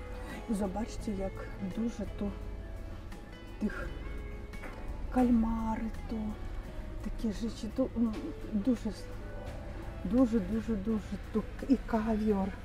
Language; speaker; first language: Polish; non-native, fluent; Russian